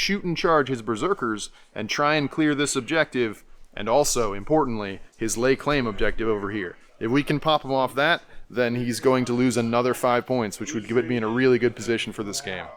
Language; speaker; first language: English; native; English